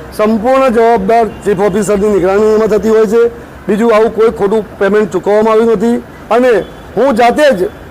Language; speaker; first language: Gujarati; native; Gujarati